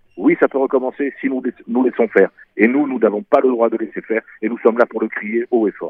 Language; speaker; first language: French; native; French